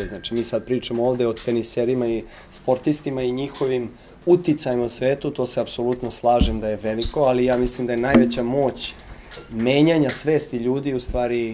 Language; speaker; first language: Serbian; native; Serbian